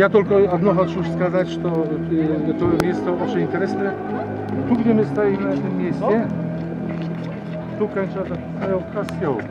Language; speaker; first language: Russian; non-native, learner; Polish